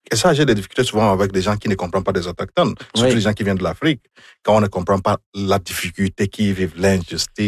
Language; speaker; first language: French; non-native, fluent; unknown